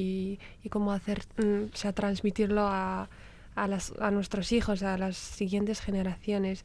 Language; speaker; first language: Spanish; non-native, fluent; Riffian